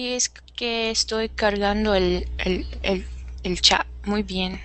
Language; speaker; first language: Spanish; non-native, learner; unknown